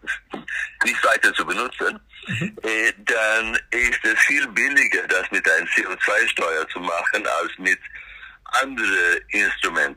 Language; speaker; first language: German; non-native, fluent; Swedish